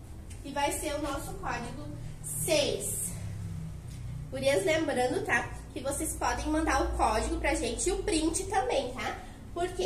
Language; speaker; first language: Portuguese; native; Portuguese